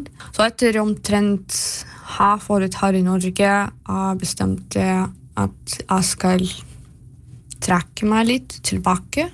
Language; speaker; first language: Norwegian; non-native, learner; Belarusian